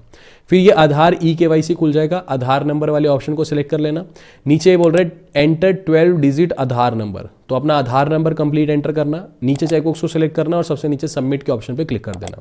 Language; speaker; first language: Hindi; native; Hindi